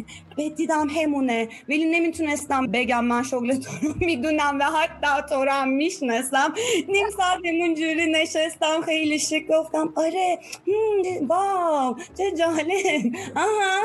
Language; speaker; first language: Persian; non-native, fluent; Turkish